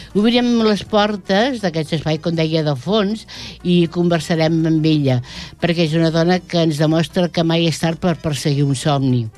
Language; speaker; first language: Catalan; native; Catalan